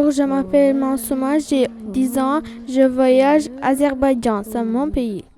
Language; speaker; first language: French; non-native, learner; Azerbaijani